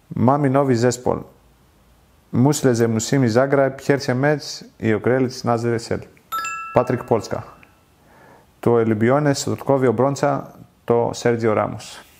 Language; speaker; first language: Polish; non-native, learner; Greek